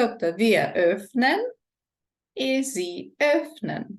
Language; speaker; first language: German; non-native, learner; Ukrainian